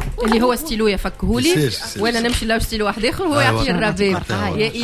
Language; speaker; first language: Arabic; native; Arabic